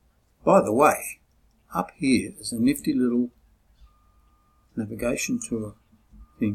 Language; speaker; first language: English; native; English